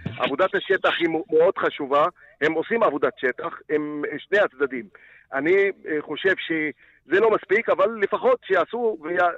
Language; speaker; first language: Hebrew; non-native, local second language; Arabic